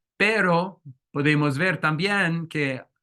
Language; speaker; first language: Spanish; non-native, fluent; French